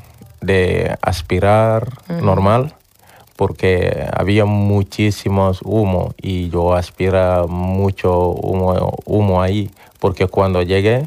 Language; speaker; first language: Spanish; non-native, learner; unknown